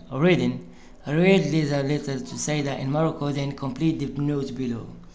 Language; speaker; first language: English; non-native, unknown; Arabic